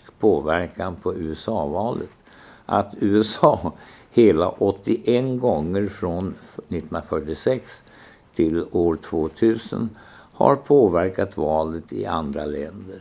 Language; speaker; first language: Swedish; native; Swedish